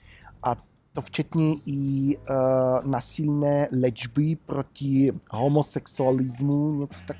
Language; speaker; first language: Czech; non-native, fluent; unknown